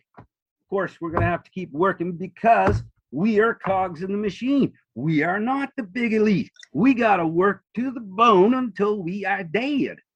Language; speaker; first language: English; native; English